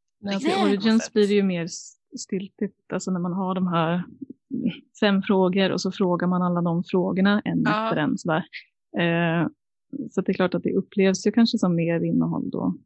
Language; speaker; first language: Swedish; native; Swedish